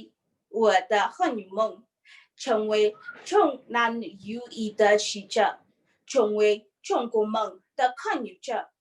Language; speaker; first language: Chinese; non-native, learner; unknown